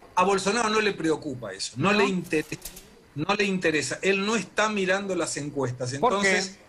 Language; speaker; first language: Spanish; native; Spanish